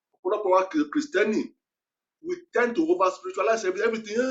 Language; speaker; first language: English; non-native, local second language; Yoruba